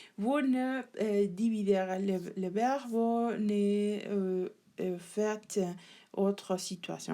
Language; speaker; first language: French; non-native, learner; Spanish